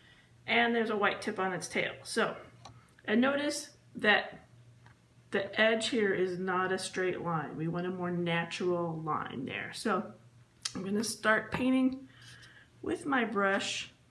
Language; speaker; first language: English; native; English